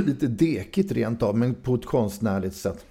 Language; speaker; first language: Swedish; native; Swedish